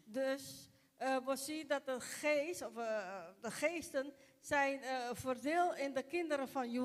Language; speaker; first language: Dutch; non-native, local second language; Papiamento